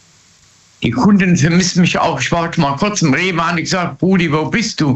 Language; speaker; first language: German; native; German